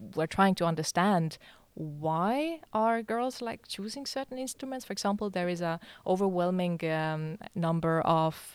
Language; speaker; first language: English; non-native, fluent; Estonian